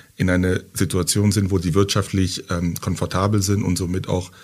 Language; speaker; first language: German; early bilingual, other home language; French